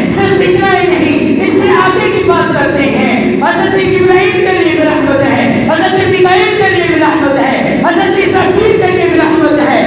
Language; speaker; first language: Urdu; non-native, local second language; Punjabi